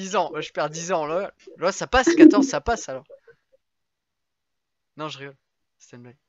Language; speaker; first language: French; native; French